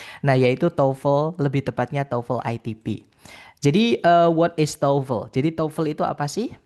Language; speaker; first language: Indonesian; non-native, local second language; Javanese